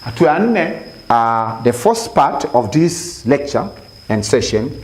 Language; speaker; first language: English; non-native, local second language; Swahili